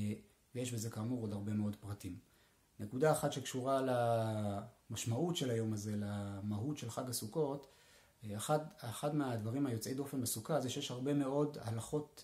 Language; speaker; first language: Hebrew; native; Hebrew